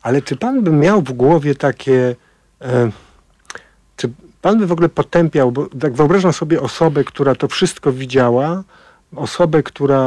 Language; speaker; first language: Polish; native; Polish